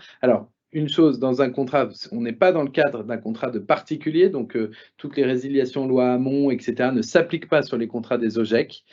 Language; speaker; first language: French; native; French